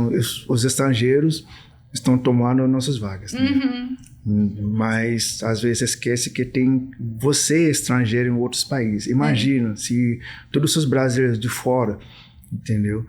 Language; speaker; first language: Portuguese; non-native, fluent; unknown